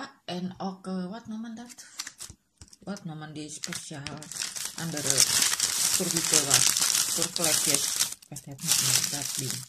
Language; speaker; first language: Dutch; non-native, learner; Indonesian